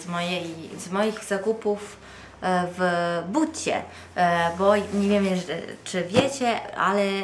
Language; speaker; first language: Polish; non-native, fluent; Italian